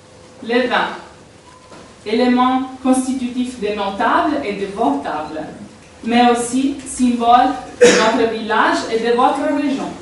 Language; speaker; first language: French; non-native, fluent; Italian